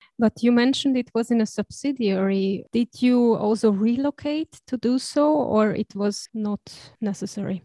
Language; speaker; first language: English; non-native, fluent; German